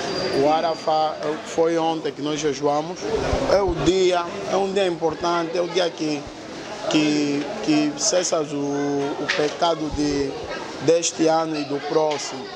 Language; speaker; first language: Portuguese; non-native, fluent; French